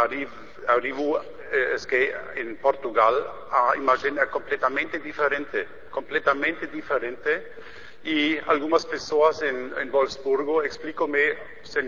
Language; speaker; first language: Portuguese; non-native, learner; German